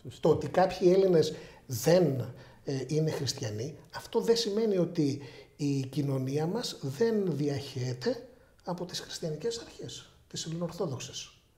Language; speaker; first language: Greek; early bilingual, heritage; Greek